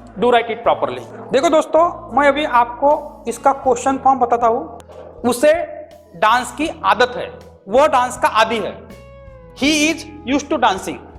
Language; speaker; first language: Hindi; non-native, local second language; Marathi